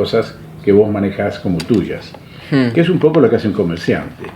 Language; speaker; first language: Spanish; native; Spanish